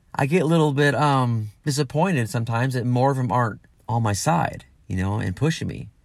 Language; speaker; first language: English; native; English